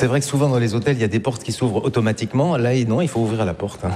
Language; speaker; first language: French; native; French